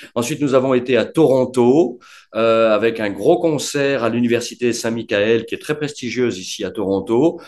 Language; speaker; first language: French; native; French